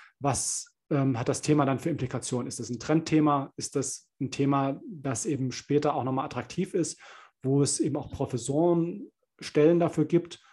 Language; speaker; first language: German; native; German